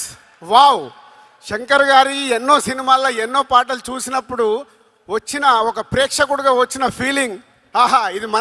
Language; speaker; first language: Telugu; native; Telugu